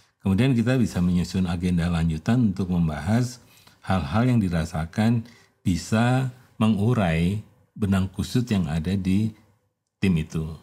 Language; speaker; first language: Indonesian; native; Indonesian